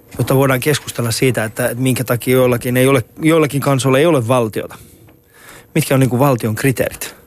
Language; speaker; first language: Finnish; early bilingual, other home language; Persian